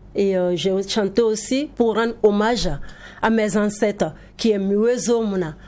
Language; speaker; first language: French; non-native, local second language; Dyula